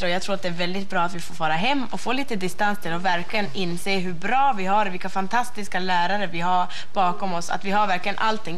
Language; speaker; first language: Swedish; native; Swedish